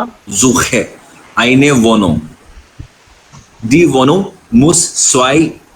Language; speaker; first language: German; non-native, learner; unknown